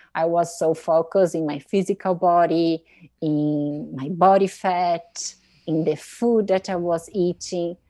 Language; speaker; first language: English; non-native, fluent; Portuguese